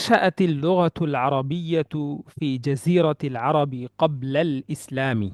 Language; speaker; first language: Arabic; non-native, fluent; Bangla